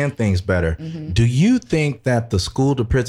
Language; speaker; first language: English; native; English